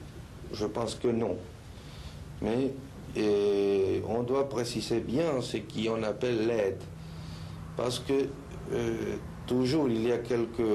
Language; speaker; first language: French; non-native, local second language; Spanish